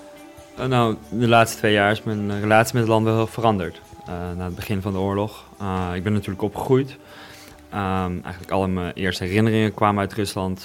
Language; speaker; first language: Dutch; non-native, fluent; Russian